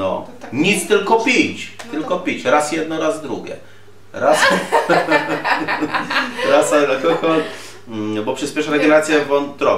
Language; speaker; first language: Polish; native; Polish